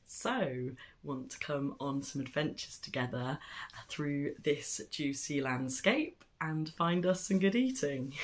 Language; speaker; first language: English; native; English